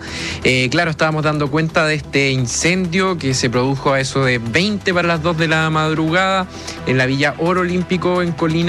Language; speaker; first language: Spanish; native; Spanish